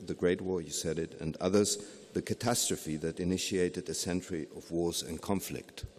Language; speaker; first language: English; non-native, fluent; German